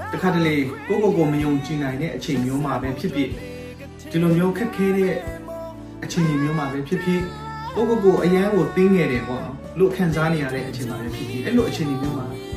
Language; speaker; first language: Burmese; non-native, local second language; S'gaw Karen